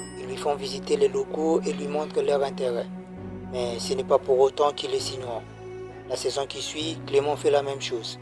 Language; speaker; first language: French; native; French